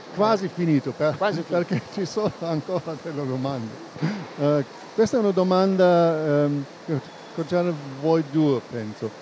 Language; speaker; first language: Italian; non-native, fluent; German